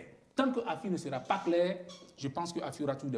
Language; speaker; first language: French; native; French